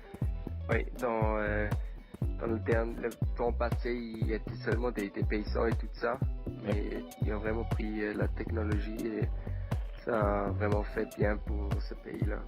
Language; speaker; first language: French; non-native, learner; Swedish